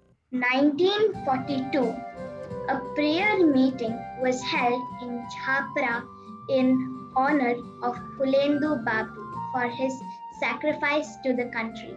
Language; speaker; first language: English; non-native, local second language; Kannada